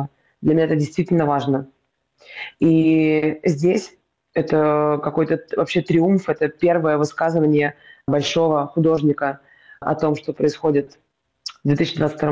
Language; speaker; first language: Russian; native; Russian